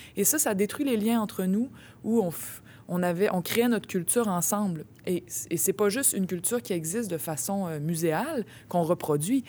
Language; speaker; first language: French; native; French